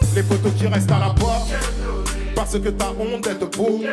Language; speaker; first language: French; native; French